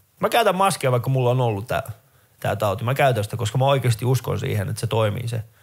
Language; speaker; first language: Finnish; early bilingual, other home language; Persian